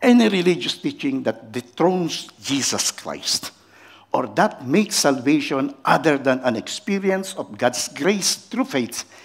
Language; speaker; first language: English; non-native, local second language; Filipino